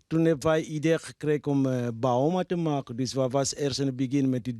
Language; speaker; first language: Dutch; non-native, fluent; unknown